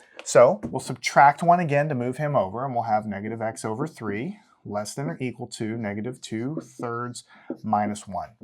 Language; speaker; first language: English; native; English